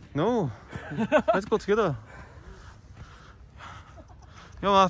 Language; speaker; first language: English; non-native, learner; Korean